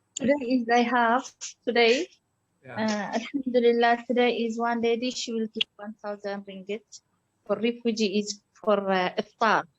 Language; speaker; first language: English; non-native, learner; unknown